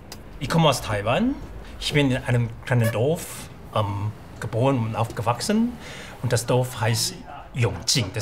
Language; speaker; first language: German; non-native, fluent; Chinese